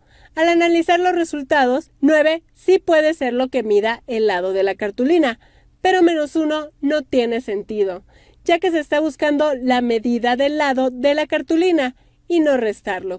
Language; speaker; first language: Spanish; native; Spanish